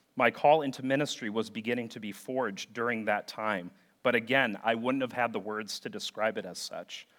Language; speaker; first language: English; native; English